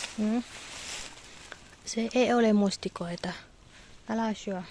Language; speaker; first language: Finnish; non-native, learner; Thai